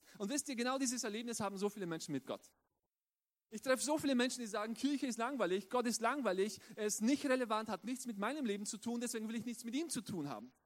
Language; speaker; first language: German; early bilingual, other home language; Romanian